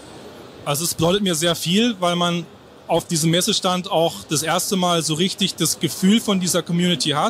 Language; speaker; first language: German; native; German